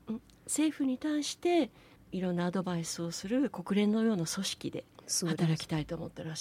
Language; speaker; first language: Japanese; native; Japanese